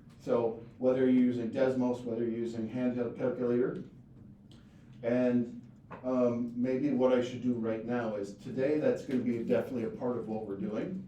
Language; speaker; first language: English; native; English